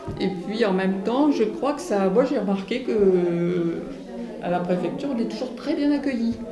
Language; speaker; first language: French; native; French